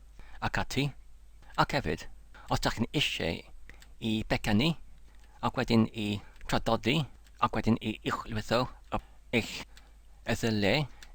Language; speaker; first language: Welsh; non-native, learner; English